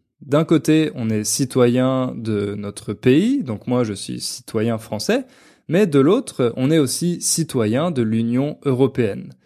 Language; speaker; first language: French; native; French